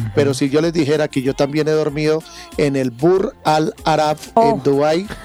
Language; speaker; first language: Spanish; native; Spanish